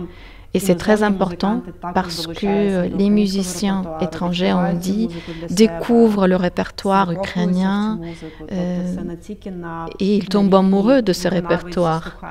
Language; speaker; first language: French; non-native, fluent; Ukrainian